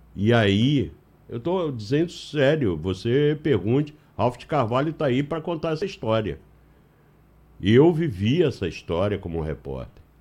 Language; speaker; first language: Portuguese; native; Portuguese